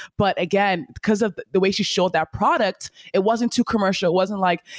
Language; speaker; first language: English; native; English